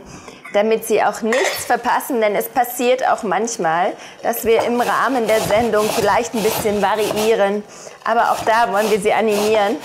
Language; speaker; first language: German; native; German